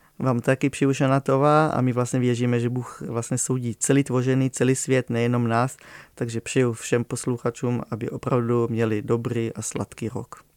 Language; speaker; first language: Czech; non-native, fluent; Hebrew